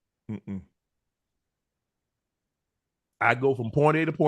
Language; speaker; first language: English; native; English